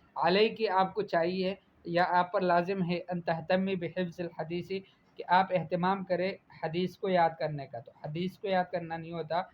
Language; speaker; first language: Urdu; native; Urdu